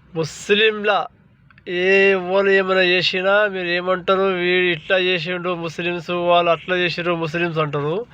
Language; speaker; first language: Telugu; non-native, local second language; Urdu